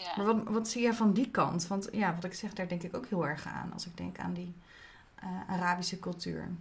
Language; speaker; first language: Dutch; native; Dutch